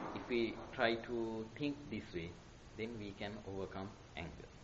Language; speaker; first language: English; non-native, local second language; Sinhala